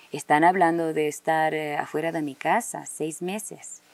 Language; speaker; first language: Spanish; early bilingual, heritage; Spanish